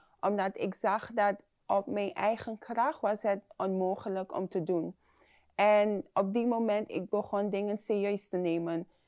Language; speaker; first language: Dutch; non-native, fluent; English